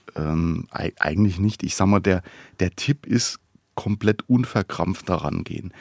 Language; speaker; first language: German; native; German